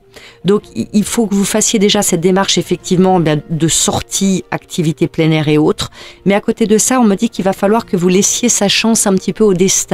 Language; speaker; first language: French; native; French